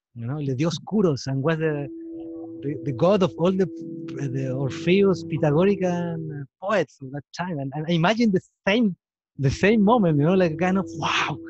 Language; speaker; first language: English; non-native, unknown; Spanish